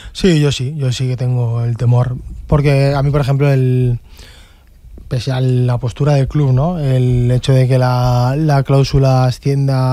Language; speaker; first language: Spanish; native; Spanish